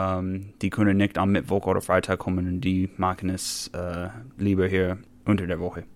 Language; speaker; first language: German; non-native, fluent; English